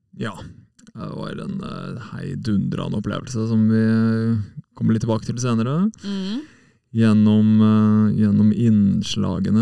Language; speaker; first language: Norwegian; native; Norwegian